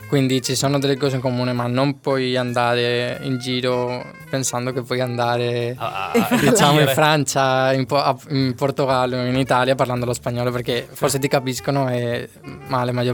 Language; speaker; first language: Italian; non-native, fluent; Spanish